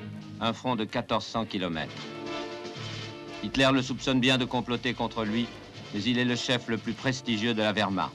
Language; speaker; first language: French; native; French